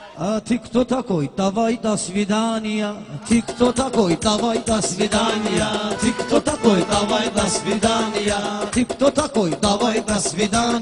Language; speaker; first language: Russian; non-native, learner; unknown